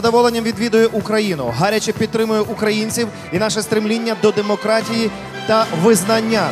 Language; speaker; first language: Ukrainian; native; Ukrainian